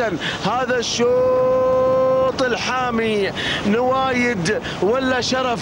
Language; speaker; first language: Arabic; native; Arabic